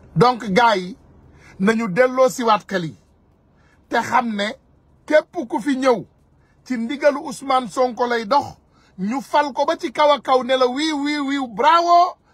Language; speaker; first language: Wolof; non-native, local second language; Soninke